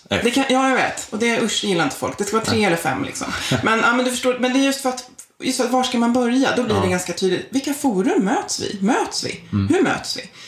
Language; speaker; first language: Swedish; native; Swedish